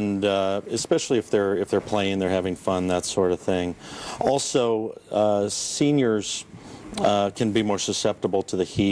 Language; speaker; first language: English; native; English